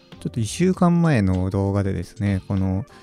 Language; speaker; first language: Japanese; native; Japanese